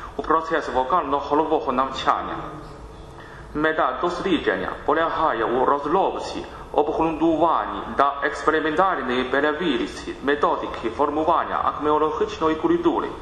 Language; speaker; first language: Ukrainian; non-native, learner; Chinese